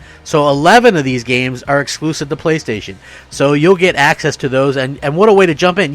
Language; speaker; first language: English; native; English